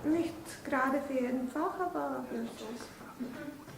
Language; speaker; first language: German; non-native, fluent; Bosnian